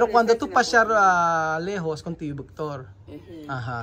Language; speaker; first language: Spanish; non-native, learner; Filipino